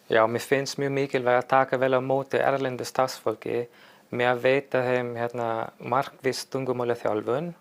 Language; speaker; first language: Icelandic; non-native, fluent; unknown